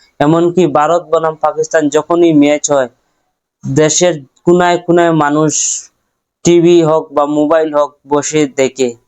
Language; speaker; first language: Bangla; non-native, local second language; Sylheti